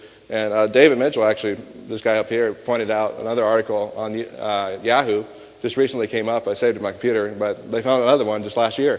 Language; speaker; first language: English; native; English